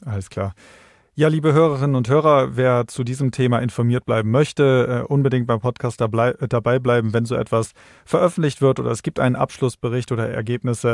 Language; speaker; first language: German; native; German